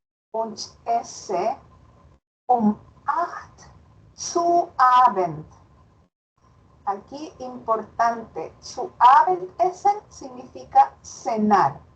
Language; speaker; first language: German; non-native, fluent; Spanish